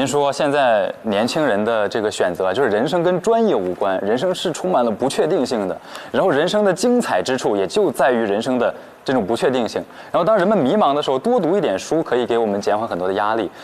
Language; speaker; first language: Chinese; native; Chinese